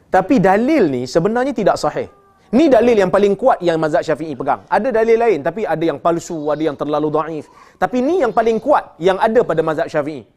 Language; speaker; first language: Malay; native; Malay